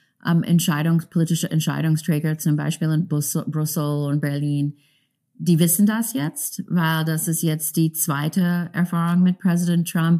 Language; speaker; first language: German; non-native, fluent; English